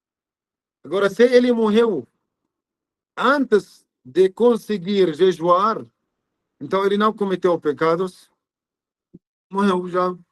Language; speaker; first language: Portuguese; non-native, fluent; Arabic